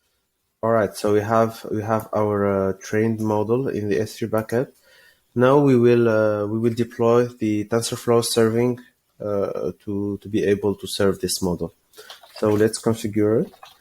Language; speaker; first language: English; non-native, fluent; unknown